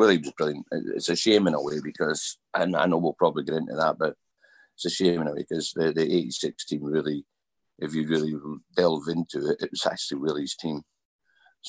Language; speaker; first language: English; native; English